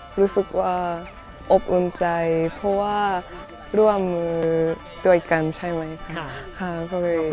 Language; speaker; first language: Thai; non-native, learner; Japanese